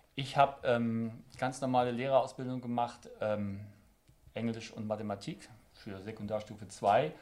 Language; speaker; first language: German; native; German